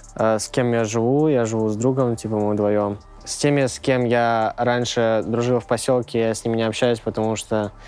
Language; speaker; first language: Russian; native; Russian